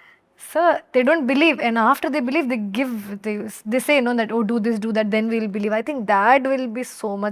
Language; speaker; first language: Telugu; non-native, learner; Hindi